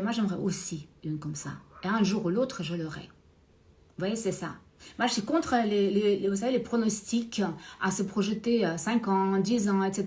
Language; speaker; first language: French; non-native, fluent; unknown